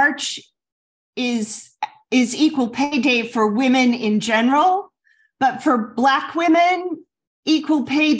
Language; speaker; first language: English; native; English